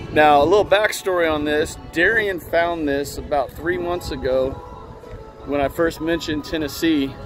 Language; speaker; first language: English; native; English